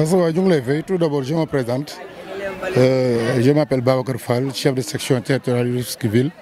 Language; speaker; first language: French; non-native, local second language; Wolof